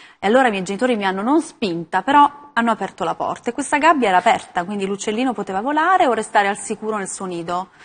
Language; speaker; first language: Italian; native; Italian